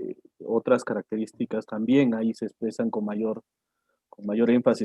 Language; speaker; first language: Spanish; native; Spanish